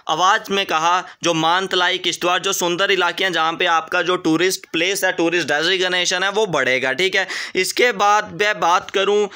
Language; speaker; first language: Hindi; native; Hindi